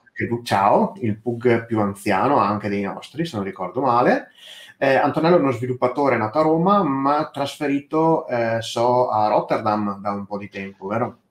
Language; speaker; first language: Italian; native; Italian